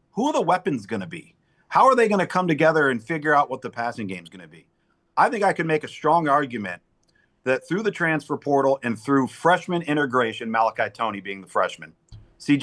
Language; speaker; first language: English; native; English